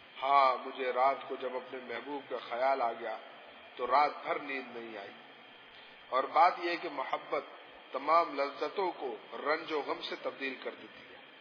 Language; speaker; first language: Urdu; non-native, local second language; Pashto